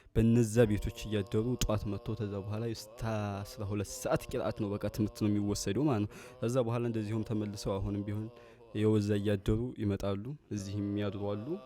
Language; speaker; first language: Amharic; native; Amharic